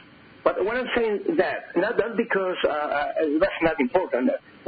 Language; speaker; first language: English; non-native, fluent; Spanish